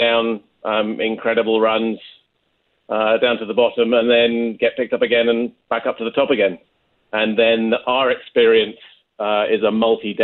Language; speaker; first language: English; native; English